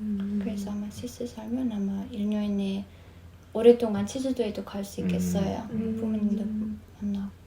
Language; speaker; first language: Korean; non-native, fluent; Swiss German